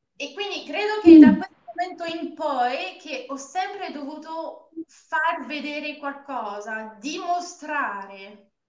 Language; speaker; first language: Italian; non-native, fluent; French